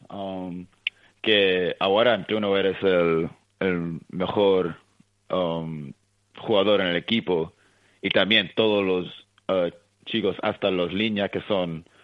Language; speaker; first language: Spanish; early bilingual, heritage; Spanish